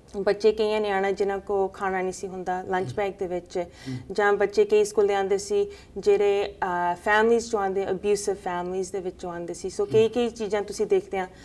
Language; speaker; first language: Punjabi; early bilingual, heritage; Punjabi